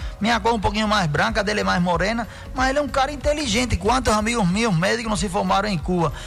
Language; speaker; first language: Portuguese; non-native, fluent; Spanish